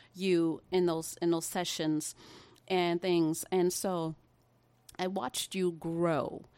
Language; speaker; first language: English; native; English